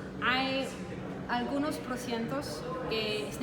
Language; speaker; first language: Spanish; non-native, learner; Danish